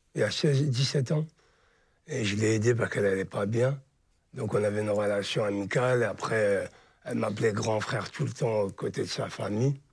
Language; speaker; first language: French; native; French